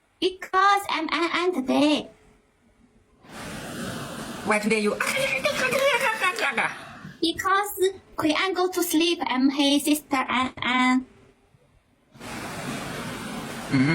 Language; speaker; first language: English; non-native, learner; Thai